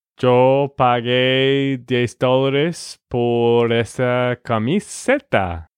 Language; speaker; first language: Spanish; non-native, fluent; English